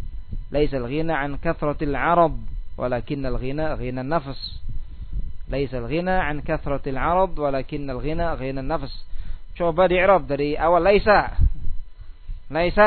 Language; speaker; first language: Arabic; non-native, fluent; Indonesian